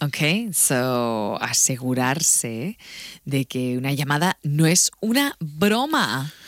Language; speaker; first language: Spanish; native; Spanish